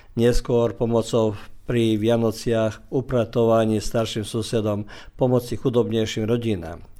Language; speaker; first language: Slovak; early bilingual, heritage; Slovak